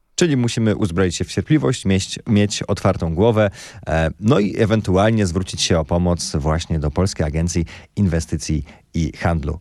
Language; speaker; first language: Polish; native; Polish